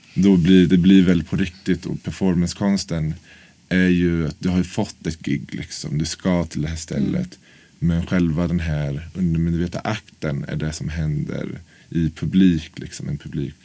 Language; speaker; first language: Swedish; native; Swedish